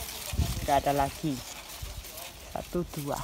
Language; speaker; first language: Indonesian; non-native, fluent; Spanish